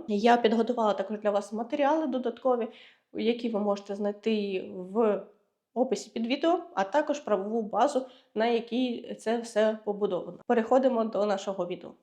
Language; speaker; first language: Ukrainian; native; Ukrainian